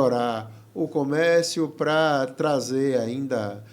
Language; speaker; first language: Portuguese; native; Portuguese